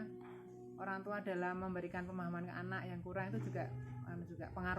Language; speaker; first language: Indonesian; native; Indonesian